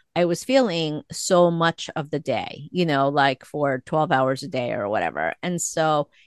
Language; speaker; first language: English; early bilingual, other home language; Korean